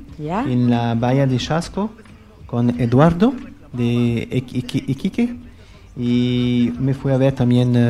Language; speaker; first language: Spanish; non-native, learner; French